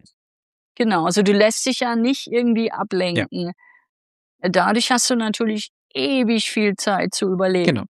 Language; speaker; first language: German; native; German